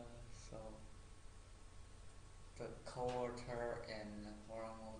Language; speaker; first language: English; non-native, learner; Chinese